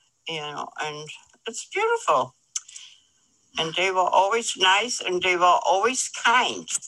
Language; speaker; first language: English; non-native, fluent; German